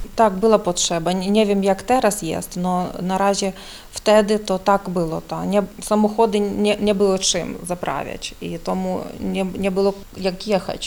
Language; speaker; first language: Polish; non-native, learner; Ukrainian